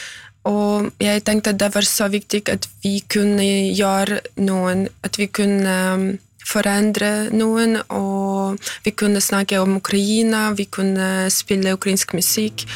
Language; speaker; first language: Swedish; non-native, learner; Ukrainian